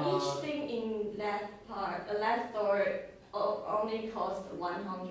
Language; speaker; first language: English; non-native, learner; Chinese